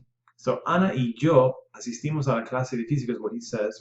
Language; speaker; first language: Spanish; non-native, fluent; English